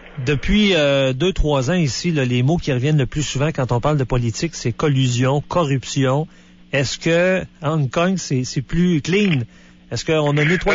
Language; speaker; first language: French; native; French